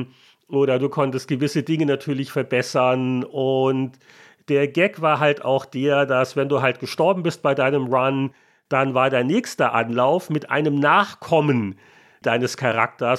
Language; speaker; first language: German; native; German